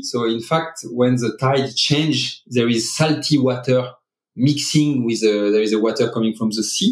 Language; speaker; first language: English; non-native, fluent; French